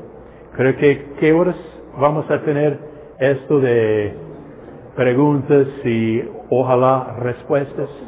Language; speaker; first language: Spanish; non-native, fluent; English